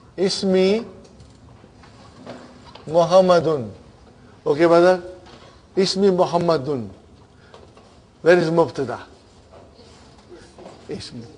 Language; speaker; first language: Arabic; non-native, fluent; Urdu